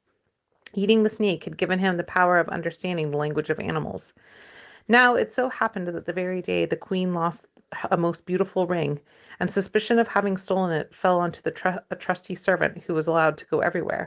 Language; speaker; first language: English; native; English